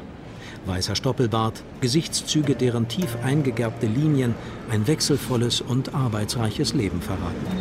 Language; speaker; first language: German; native; German